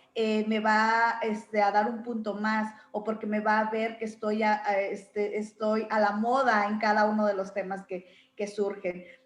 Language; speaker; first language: Spanish; native; Spanish